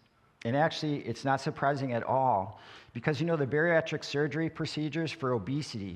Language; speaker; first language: English; native; English